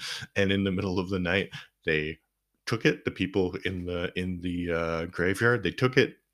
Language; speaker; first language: English; native; English